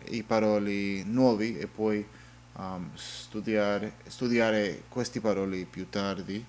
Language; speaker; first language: Italian; non-native, learner; English